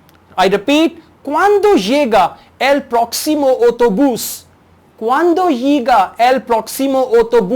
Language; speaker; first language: Spanish; non-native, learner; Urdu